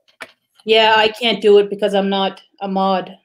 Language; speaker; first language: English; native; English